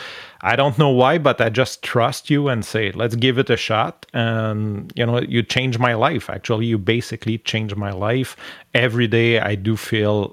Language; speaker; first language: English; non-native, fluent; French